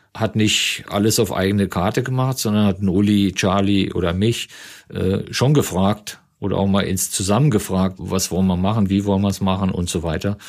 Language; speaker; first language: German; native; German